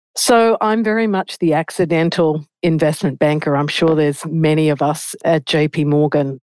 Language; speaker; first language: English; native; English